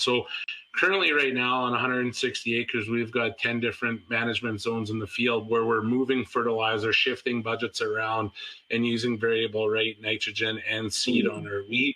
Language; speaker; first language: English; native; English